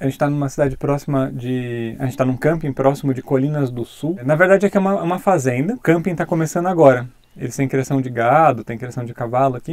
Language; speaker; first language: Portuguese; native; Portuguese